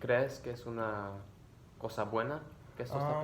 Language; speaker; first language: Spanish; early bilingual, other home language; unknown